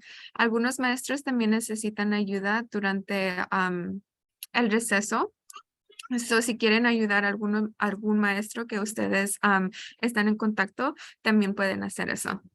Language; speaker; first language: Spanish; early bilingual, heritage; Spanish